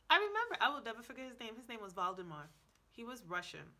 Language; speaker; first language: English; native; English